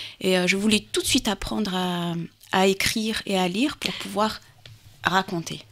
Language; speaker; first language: French; early bilingual, heritage; French